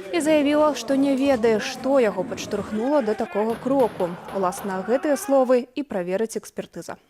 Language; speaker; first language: Belarusian; native; Belarusian